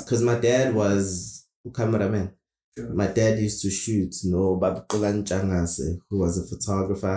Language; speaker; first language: English; non-native, local second language; Zulu